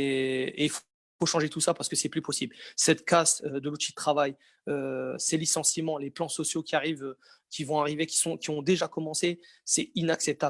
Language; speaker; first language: French; native; French